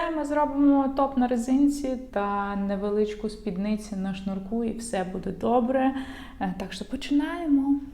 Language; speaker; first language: Ukrainian; non-native, local second language; Russian